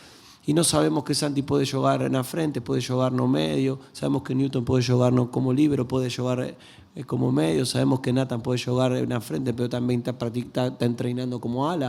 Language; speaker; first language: Portuguese; non-native, learner; Spanish